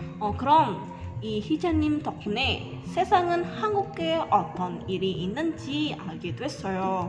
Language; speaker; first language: Korean; non-native, learner; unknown